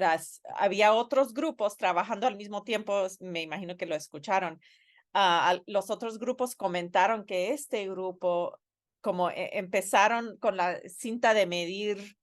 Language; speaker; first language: Spanish; non-native, fluent; English